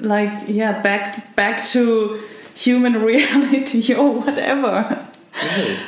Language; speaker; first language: English; non-native, fluent; German